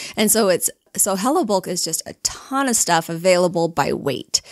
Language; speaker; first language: English; native; English